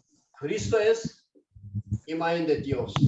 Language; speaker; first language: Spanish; non-native, learner; Korean